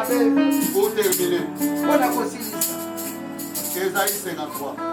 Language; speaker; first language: French; non-native, local second language; Lingala